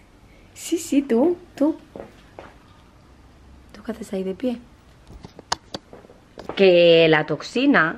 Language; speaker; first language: Spanish; native; Spanish